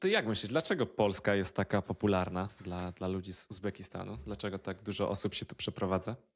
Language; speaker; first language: Polish; native; Polish